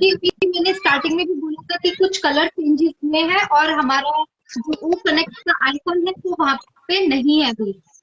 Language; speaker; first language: Hindi; native; Hindi